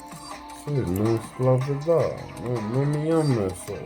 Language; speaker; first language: Spanish; non-native, learner; English